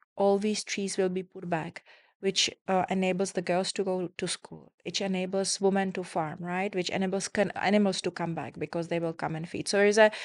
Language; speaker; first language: English; non-native, fluent; Czech